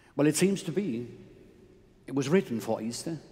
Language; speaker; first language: English; non-native, fluent; German